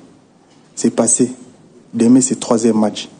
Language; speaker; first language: French; non-native, local second language; Lingala